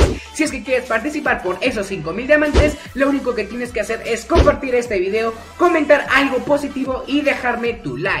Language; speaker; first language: Spanish; native; Spanish